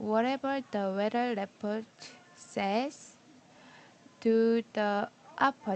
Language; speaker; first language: English; non-native, learner; Korean